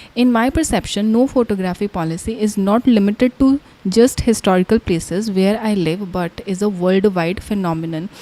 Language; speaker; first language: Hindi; non-native, local second language; Punjabi